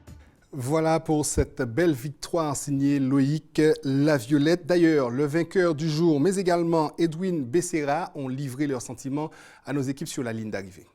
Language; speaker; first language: French; native; French